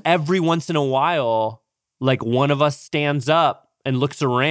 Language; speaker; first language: English; native; English